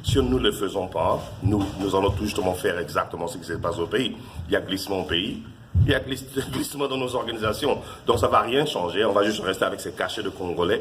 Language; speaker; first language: French; non-native, local second language; Lingala